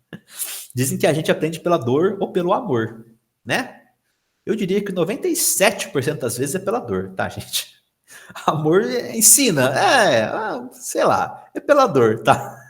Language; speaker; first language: Portuguese; native; Portuguese